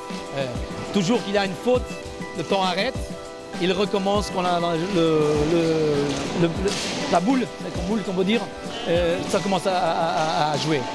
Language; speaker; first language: French; non-native, learner; Portuguese